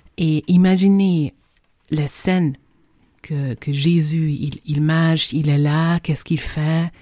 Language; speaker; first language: French; non-native, fluent; Hungarian